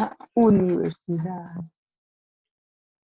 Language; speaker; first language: Spanish; non-native, learner; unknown